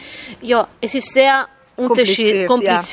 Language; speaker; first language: German; non-native, fluent; Italian